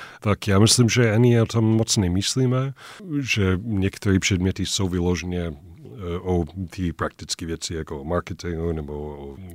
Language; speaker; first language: Czech; non-native, fluent; English